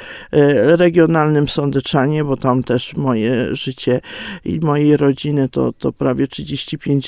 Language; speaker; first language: Polish; native; Polish